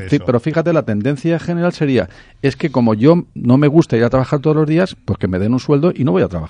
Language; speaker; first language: Spanish; native; Spanish